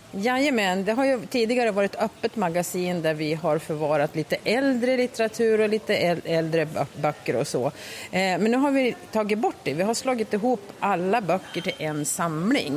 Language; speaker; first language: Swedish; native; Swedish